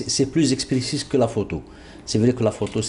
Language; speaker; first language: French; non-native, local second language; Arabic